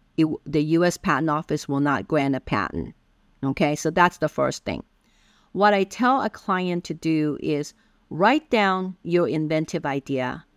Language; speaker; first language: English; early bilingual, other home language; Min Nan Chinese